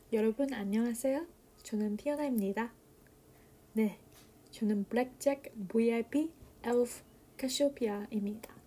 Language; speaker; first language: Korean; non-native, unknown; Chinese